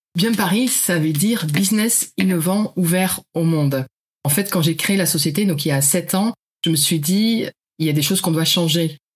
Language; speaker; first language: French; non-native, fluent; Dutch